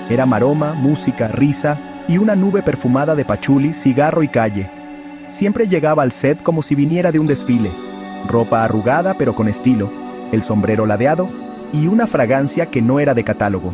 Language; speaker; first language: Spanish; native; Spanish